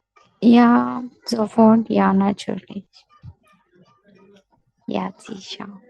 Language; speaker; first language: German; non-native, learner; Bangla